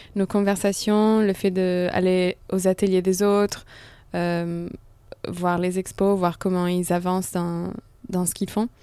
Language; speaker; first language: French; non-native, fluent; Italian